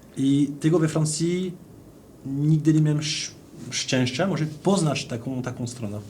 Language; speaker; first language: Polish; non-native, fluent; French